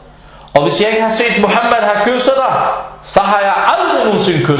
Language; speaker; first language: Danish; non-native, fluent; Arabic